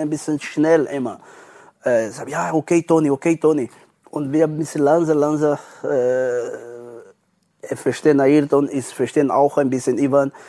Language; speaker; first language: German; non-native, learner; Portuguese